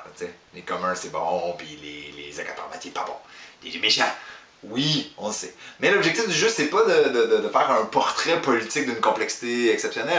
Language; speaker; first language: French; native; French